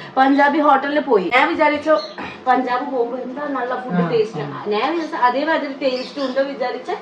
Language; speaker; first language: Malayalam; non-native, learner; Nepali